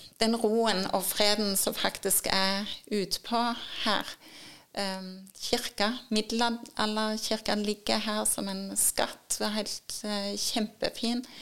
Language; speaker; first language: Norwegian; native; Norwegian